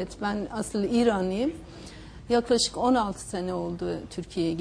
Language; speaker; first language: Turkish; non-native, fluent; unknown